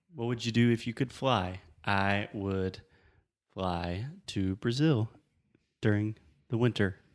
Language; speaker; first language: English; native; English